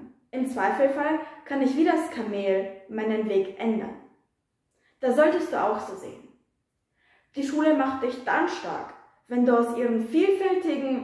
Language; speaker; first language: German; non-native, fluent; Polish